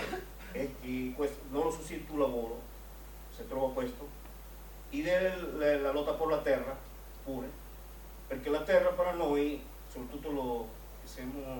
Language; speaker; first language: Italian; non-native, learner; Spanish